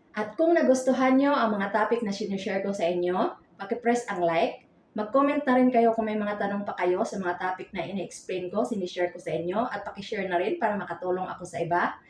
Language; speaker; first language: Filipino; non-native, local second language; Cebuano